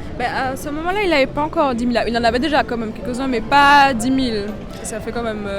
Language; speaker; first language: French; native; French